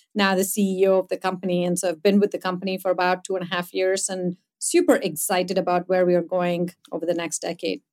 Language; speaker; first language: English; non-native, local second language; Tamil